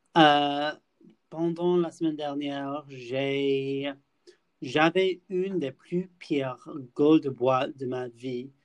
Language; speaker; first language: French; non-native, learner; English